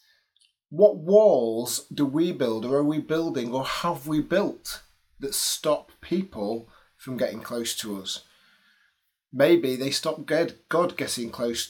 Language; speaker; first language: English; native; English